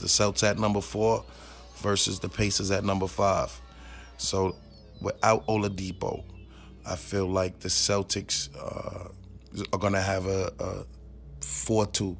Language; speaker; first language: English; native; English